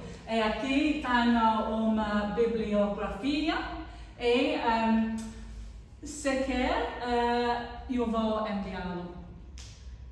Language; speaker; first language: Portuguese; non-native, learner; English